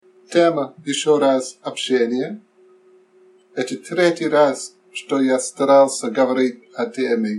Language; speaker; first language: Russian; non-native, learner; English